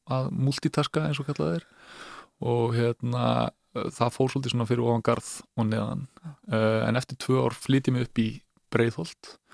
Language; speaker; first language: Icelandic; native; Icelandic